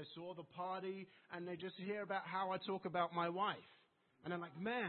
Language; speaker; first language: English; native; English